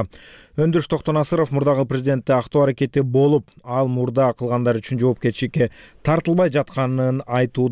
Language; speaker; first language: Kyrgyz; native; Kyrgyz